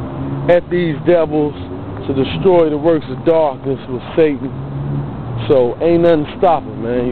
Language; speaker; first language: English; native; English